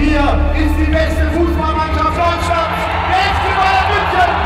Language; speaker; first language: German; native; German